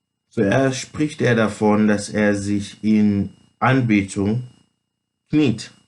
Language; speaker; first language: German; non-native, fluent; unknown